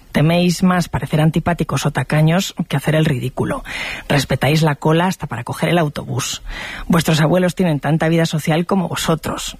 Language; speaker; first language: Spanish; native; Spanish